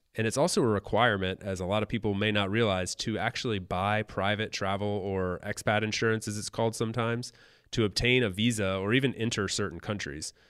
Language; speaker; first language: English; native; English